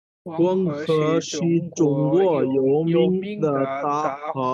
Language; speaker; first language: Chinese; non-native, learner; Bangla